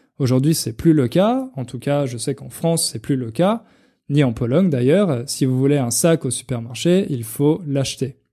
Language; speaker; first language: French; native; French